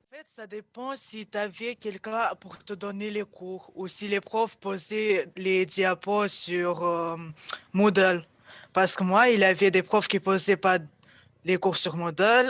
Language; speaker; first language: French; non-native, fluent; Russian